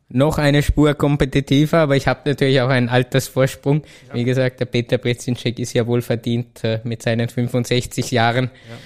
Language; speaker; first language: German; native; German